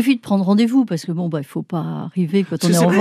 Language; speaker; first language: French; native; French